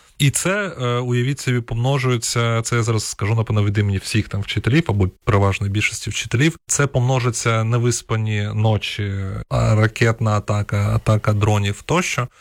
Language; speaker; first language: Ukrainian; non-native, local second language; Russian